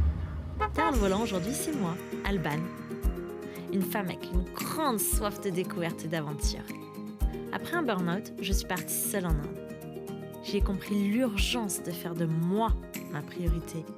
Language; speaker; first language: French; native; French